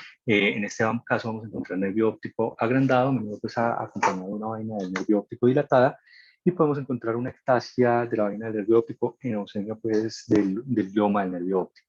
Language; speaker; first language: Spanish; native; Spanish